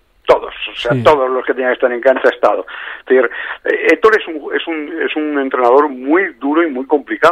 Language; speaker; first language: Spanish; native; Spanish